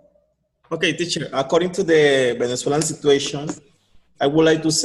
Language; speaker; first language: English; non-native, learner; Spanish